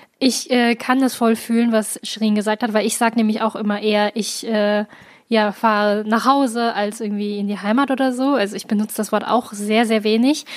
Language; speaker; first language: German; early bilingual, other home language; Chinese